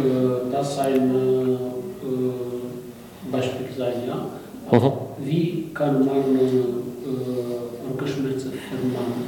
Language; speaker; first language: German; non-native, learner; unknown